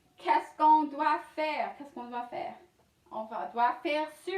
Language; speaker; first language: French; non-native, learner; English